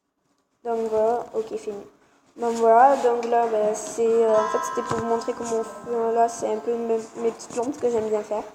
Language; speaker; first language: French; native; French